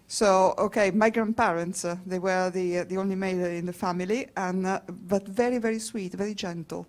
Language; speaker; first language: English; non-native, fluent; Italian